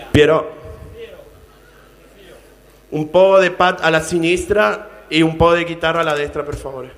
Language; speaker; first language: Italian; non-native, learner; Spanish